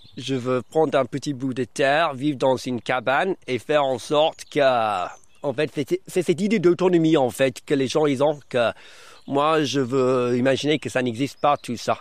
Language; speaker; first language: French; non-native, fluent; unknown